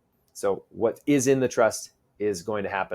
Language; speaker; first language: English; native; English